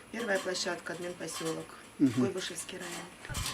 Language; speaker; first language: Russian; native; Russian